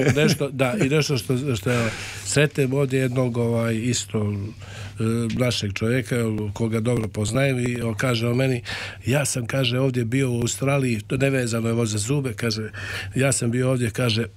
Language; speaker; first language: Serbian; native; Serbian